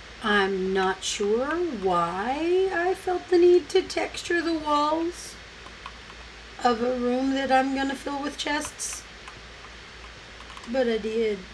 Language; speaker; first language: English; native; English